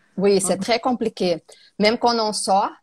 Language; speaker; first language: French; non-native, learner; Portuguese